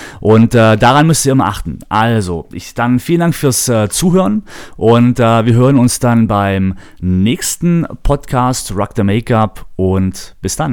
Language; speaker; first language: German; native; German